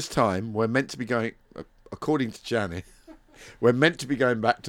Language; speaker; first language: English; native; English